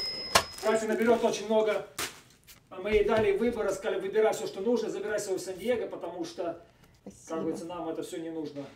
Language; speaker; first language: Russian; native; Russian